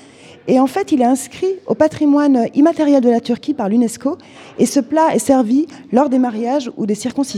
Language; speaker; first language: French; native; French